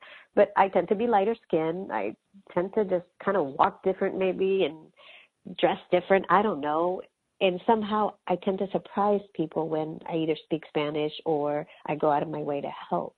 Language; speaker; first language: English; early bilingual, other home language; Spanish